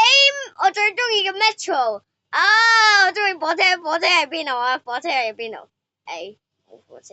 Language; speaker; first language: Chinese; native; Chinese